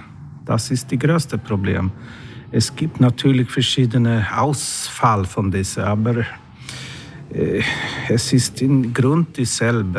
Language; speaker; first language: German; non-native, learner; Swedish